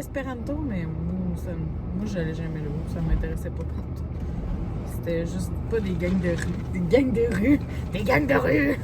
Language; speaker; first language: French; native; French